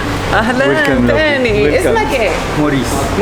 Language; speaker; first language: Arabic; non-native, learner; English